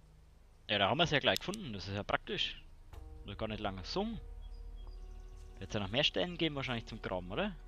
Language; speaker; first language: German; native; German